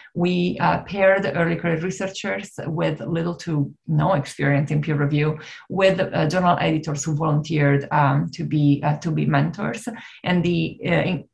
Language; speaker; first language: English; non-native, fluent; Italian